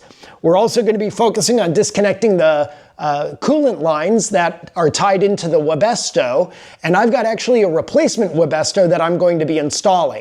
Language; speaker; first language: English; native; English